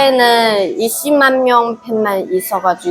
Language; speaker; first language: Korean; non-native, fluent; Chinese